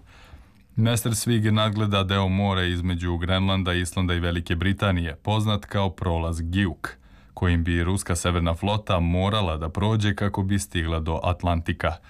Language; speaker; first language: Serbian; native; Serbian